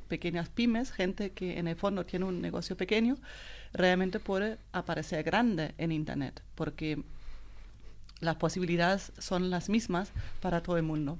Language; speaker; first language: Spanish; non-native, fluent; German